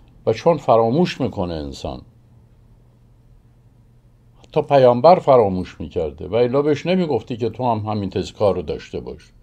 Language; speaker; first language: Persian; native; Persian